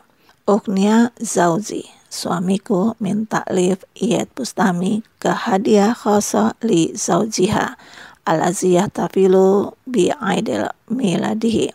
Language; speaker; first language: Arabic; non-native, fluent; Indonesian